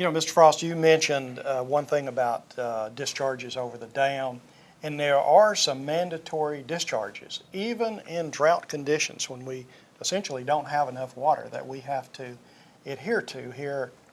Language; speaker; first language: English; native; English